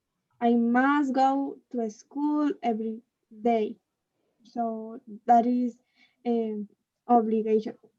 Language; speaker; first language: English; non-native, learner; Spanish